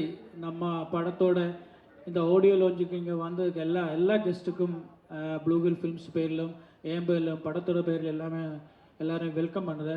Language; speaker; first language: Tamil; non-native, learner; Malayalam